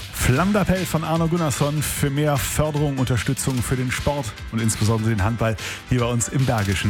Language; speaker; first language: German; native; German